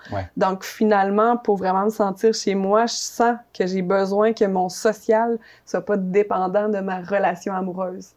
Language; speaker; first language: French; native; French